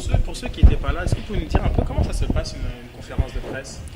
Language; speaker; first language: French; native; French